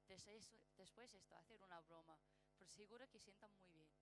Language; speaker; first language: Spanish; non-native, learner; English